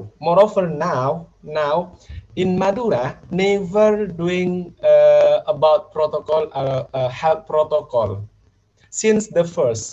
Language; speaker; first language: English; non-native, fluent; Indonesian